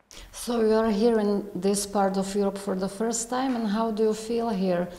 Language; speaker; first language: English; non-native, learner; Slovak